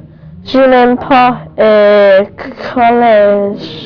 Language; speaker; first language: French; non-native, learner; English